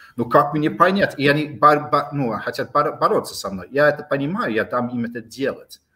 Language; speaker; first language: Russian; non-native, fluent; English